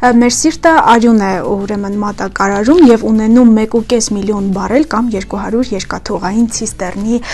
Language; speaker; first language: Armenian; native; Armenian